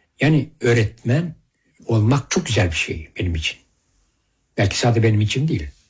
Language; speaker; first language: Turkish; early bilingual, heritage; Turkish